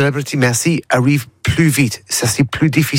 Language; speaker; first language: French; non-native, learner; English